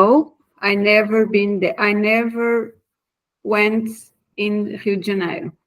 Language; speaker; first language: English; non-native, learner; Portuguese